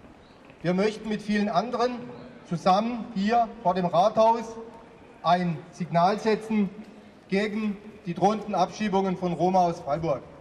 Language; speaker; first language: German; native; German